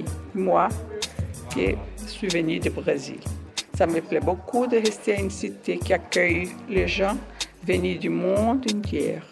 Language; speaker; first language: French; non-native, learner; Portuguese